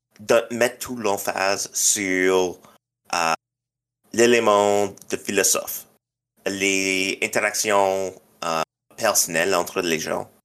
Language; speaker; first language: French; non-native, local second language; English